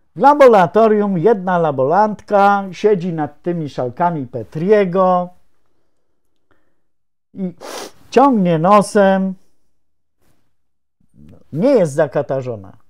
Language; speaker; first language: Polish; native; Polish